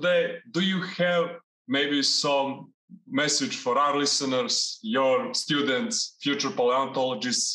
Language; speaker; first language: English; non-native, fluent; Serbian